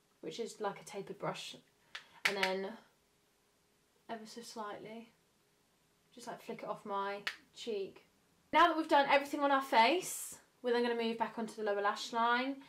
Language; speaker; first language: English; native; English